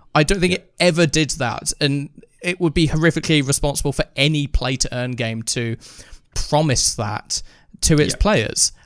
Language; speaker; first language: English; early bilingual, other home language; Filipino